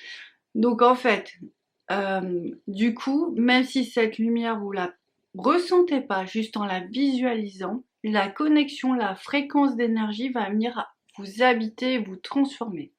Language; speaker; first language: French; native; French